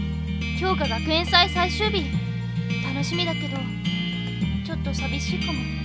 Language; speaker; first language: Japanese; native; Japanese